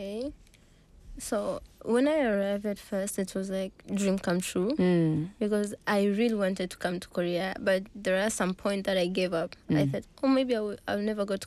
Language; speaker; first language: English; non-native, local second language; Swahili